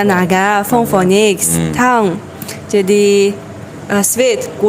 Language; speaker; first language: Indonesian; non-native, learner; Chinese